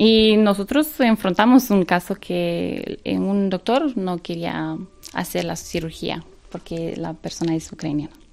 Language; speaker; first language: Spanish; non-native, learner; Romanian